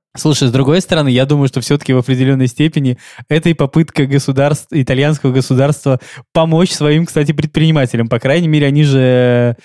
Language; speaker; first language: Russian; native; Russian